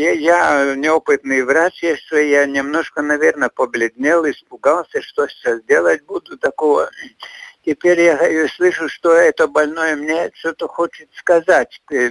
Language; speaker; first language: Russian; non-native, fluent; Latvian